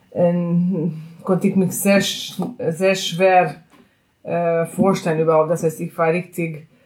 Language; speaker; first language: German; non-native, fluent; Hungarian